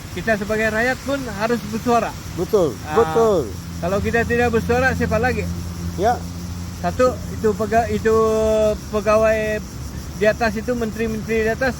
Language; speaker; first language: Malay; native; Malay